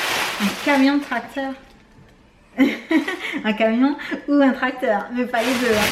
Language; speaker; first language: French; native; French